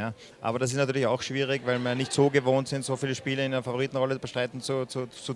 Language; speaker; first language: German; native; German